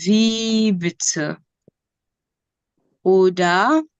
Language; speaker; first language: German; non-native, fluent; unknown